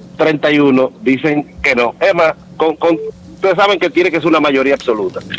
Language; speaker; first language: Spanish; native; Spanish